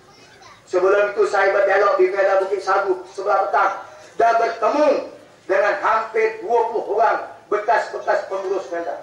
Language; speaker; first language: Malay; native; Malay